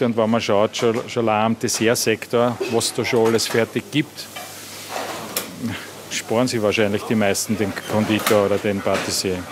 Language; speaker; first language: German; native; German